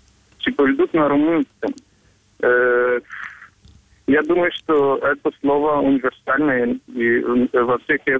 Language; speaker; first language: Russian; non-native, fluent; Romanian